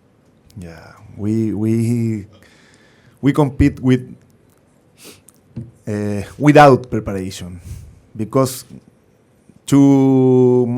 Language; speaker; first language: English; non-native, learner; Spanish